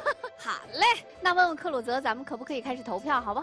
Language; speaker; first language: Chinese; native; Chinese